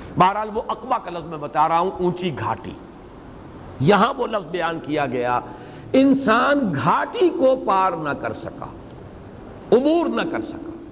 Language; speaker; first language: Urdu; native; Urdu